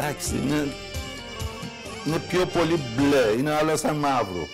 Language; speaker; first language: Greek; non-native, learner; Persian